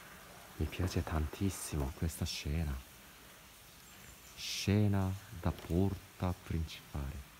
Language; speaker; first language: Italian; non-native, learner; Japanese